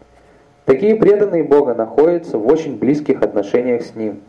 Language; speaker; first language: Russian; native; Russian